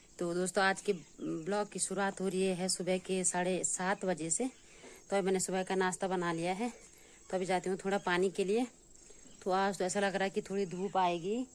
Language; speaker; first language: Hindi; native; Hindi